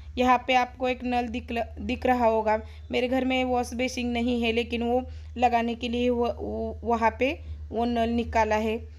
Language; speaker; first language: Hindi; non-native, local second language; Marathi